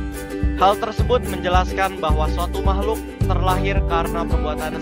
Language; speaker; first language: Indonesian; native; Indonesian